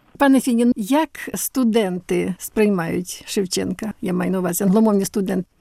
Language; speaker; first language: Ukrainian; native; Ukrainian